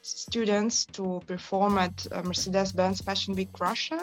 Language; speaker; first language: English; non-native, fluent; Yakut